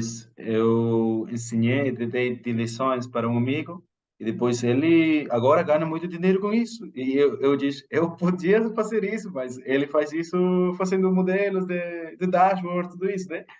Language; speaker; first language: Portuguese; non-native, fluent; Spanish